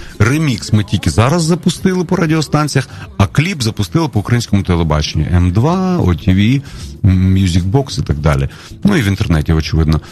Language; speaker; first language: Ukrainian; non-native, local second language; Russian